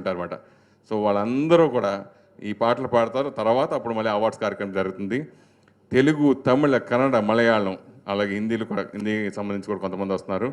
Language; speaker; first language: Telugu; native; Telugu